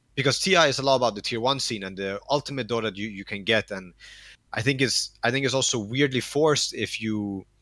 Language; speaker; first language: English; non-native, fluent; Danish